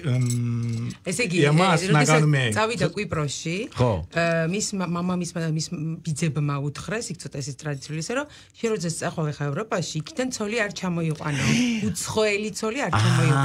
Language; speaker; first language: Georgian; native; Georgian